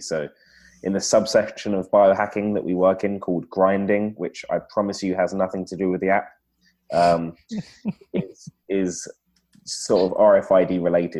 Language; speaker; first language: English; native; English